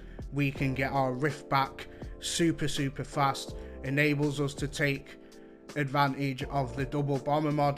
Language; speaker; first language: English; native; English